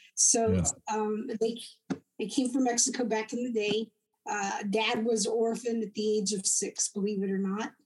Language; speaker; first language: English; native; English